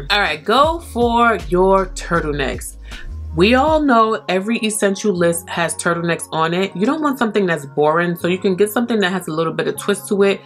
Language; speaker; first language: English; native; English